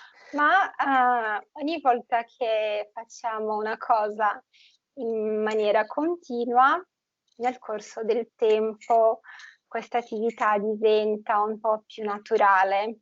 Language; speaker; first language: Italian; non-native, fluent; Portuguese